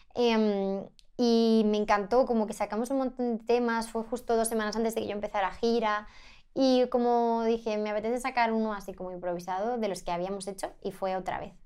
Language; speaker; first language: Spanish; native; Spanish